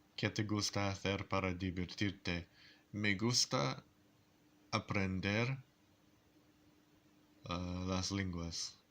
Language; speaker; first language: Spanish; non-native, learner; English